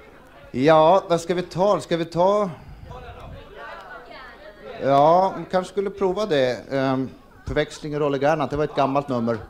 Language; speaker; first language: Swedish; native; Swedish